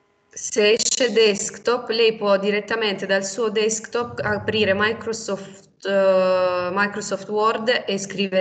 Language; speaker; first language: Italian; native; Italian